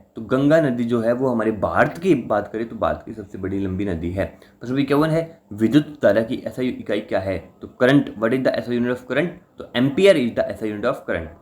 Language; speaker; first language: Hindi; native; Hindi